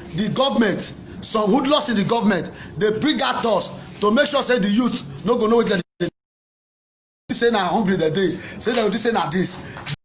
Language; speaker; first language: Nigerian Pidgin; native; Nigerian Pidgin